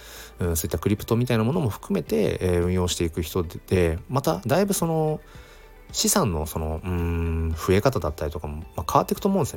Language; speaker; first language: Japanese; native; Japanese